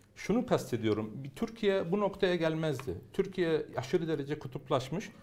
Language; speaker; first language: Turkish; early bilingual, heritage; Turkish